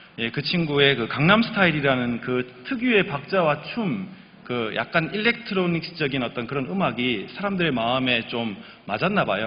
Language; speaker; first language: Korean; native; Korean